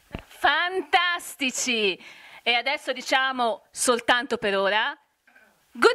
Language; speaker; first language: Italian; native; Italian